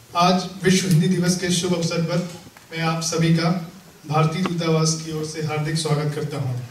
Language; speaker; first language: Hindi; native; Hindi